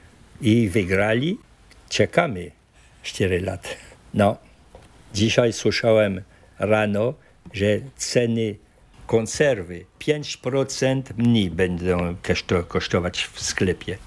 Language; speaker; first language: Polish; early bilingual, heritage; French